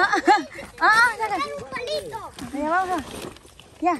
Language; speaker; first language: Spanish; non-native, learner; Filipino